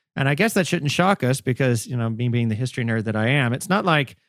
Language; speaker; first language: English; native; English